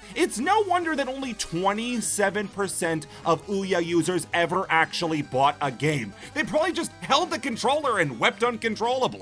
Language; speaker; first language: English; native; English